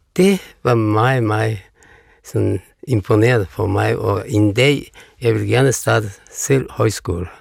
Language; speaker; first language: Danish; non-native, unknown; Japanese